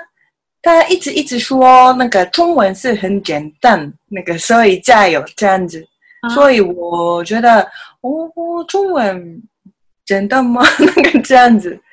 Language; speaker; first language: Chinese; non-native, learner; Japanese